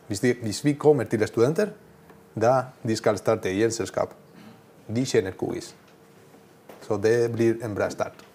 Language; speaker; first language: Norwegian; non-native, learner; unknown